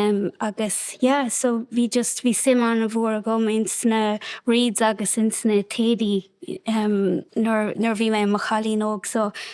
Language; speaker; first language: Irish; non-native, local second language; English